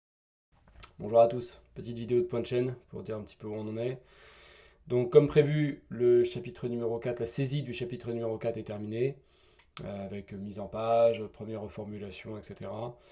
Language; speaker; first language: French; native; French